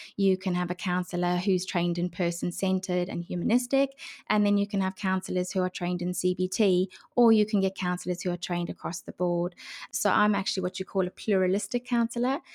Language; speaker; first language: English; native; English